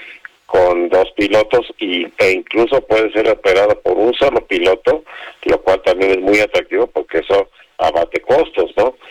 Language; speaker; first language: Spanish; native; Spanish